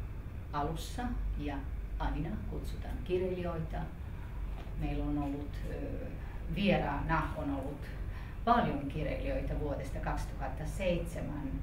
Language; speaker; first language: Finnish; non-native, fluent; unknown